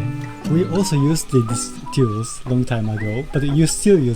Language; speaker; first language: English; non-native, learner; Japanese